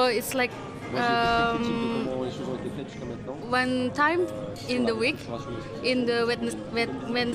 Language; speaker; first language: English; non-native, learner; Indonesian